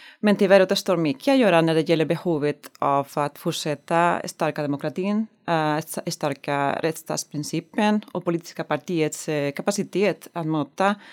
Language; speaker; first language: Swedish; non-native, learner; Spanish